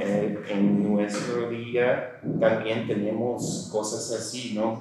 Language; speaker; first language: Spanish; non-native, fluent; English